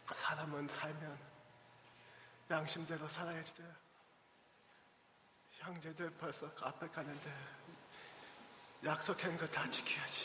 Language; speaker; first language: Korean; early bilingual, heritage; English